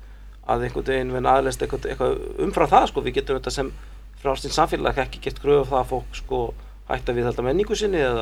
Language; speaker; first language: Icelandic; early bilingual, other home language; Polish